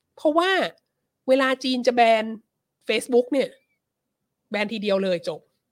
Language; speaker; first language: Thai; native; Thai